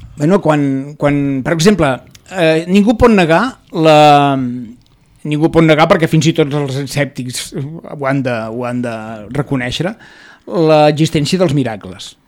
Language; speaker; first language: Catalan; native; Catalan